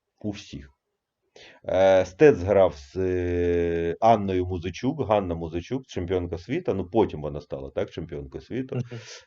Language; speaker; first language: Ukrainian; native; Ukrainian